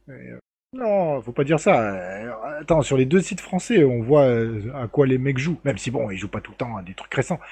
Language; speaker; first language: French; native; French